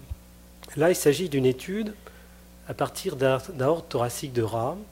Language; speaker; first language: French; native; French